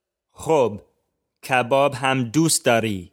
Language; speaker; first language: Persian; non-native, learner; English